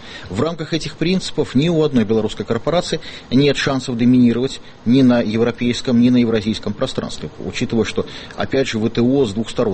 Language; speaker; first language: Russian; native; Russian